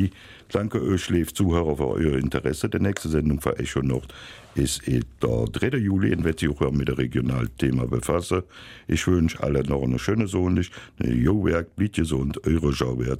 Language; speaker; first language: German; native; German